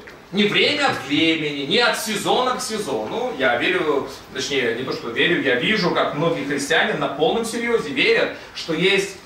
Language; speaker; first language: Russian; native; Russian